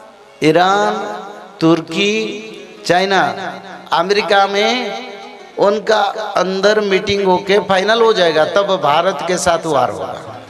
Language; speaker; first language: Hindi; non-native, local second language; Odia